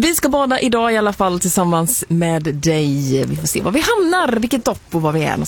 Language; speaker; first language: Swedish; native; Swedish